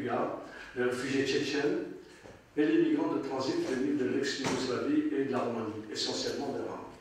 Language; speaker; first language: French; non-native, local second language; Arabic